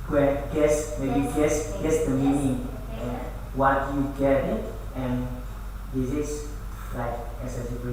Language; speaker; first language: English; non-native, learner; Indonesian